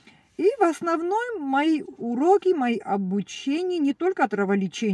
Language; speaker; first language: Russian; non-native, learner; Armenian